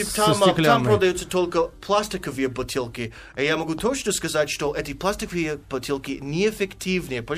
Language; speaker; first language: Russian; non-native, fluent; English